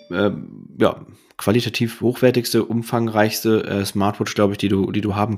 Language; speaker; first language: German; native; German